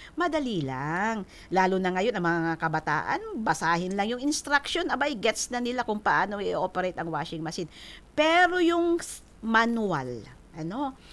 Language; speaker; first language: Filipino; non-native, local second language; Bikol